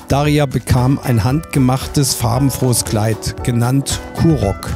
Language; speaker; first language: German; native; German